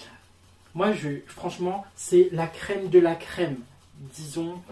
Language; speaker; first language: French; native; French